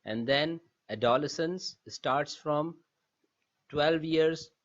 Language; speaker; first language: English; non-native, local second language; Urdu